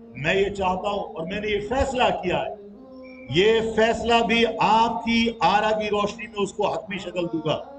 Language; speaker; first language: Urdu; native; Urdu